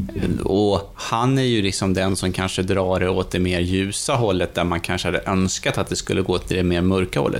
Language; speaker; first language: Swedish; native; Swedish